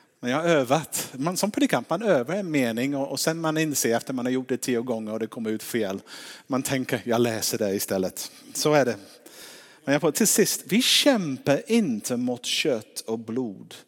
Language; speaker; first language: Swedish; non-native, fluent; English